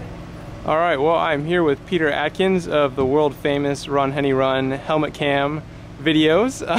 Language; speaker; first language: English; native; English